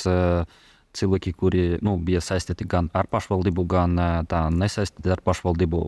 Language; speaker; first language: Latvian; non-native, local second language; Russian